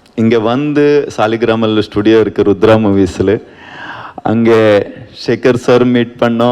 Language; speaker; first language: Tamil; non-native, learner; Kannada